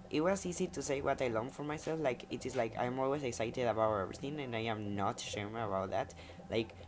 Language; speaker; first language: English; non-native, fluent; Spanish